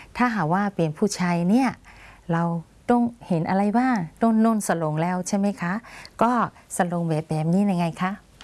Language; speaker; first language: Thai; non-native, fluent; Burmese